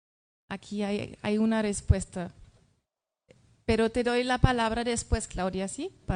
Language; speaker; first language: Spanish; non-native, fluent; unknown